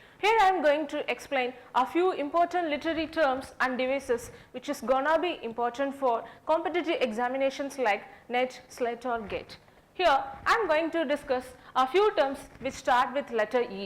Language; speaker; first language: English; non-native, local second language; Tamil